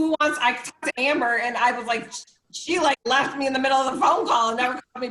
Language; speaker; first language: English; native; English